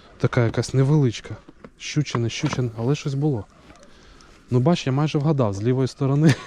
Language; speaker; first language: Ukrainian; native; Ukrainian